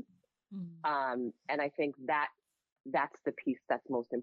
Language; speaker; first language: English; native; English